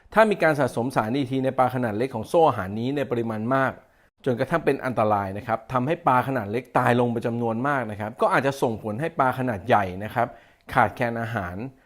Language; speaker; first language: Thai; native; Thai